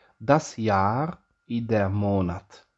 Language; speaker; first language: German; non-native, fluent; Polish